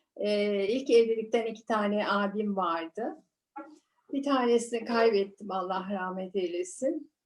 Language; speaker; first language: Turkish; native; Turkish